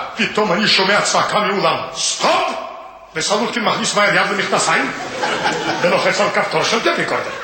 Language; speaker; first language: Hebrew; non-native, fluent; Russian